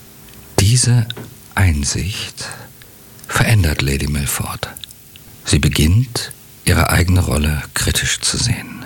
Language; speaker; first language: German; native; German